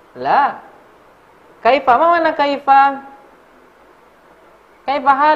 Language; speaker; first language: Arabic; non-native, learner; Indonesian